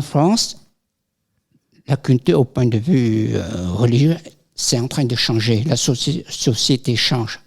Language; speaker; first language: French; non-native, fluent; Vietnamese